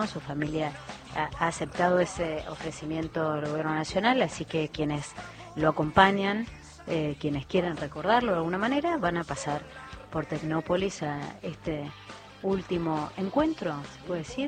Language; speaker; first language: Spanish; native; Spanish